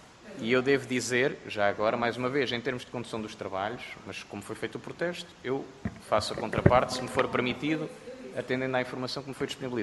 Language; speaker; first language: Portuguese; native; Portuguese